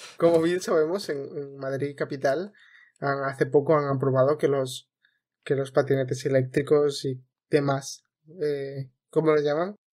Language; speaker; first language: Spanish; native; Spanish